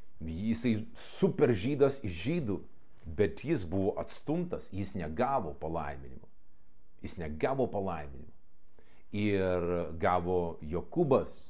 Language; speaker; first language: Lithuanian; non-native, local second language; Russian